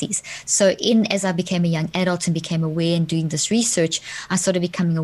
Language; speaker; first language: English; native; English